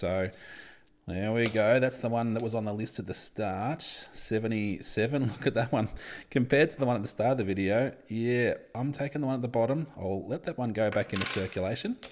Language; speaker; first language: English; native; English